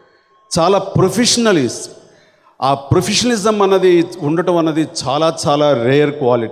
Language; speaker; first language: Telugu; native; Telugu